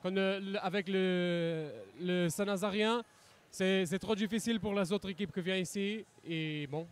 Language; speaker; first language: French; non-native, learner; Portuguese